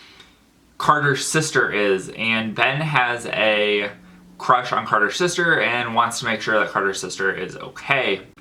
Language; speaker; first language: English; native; English